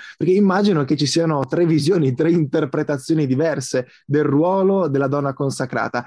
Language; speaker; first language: Italian; native; Italian